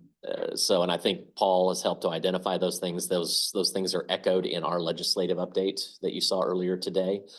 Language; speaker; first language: English; native; English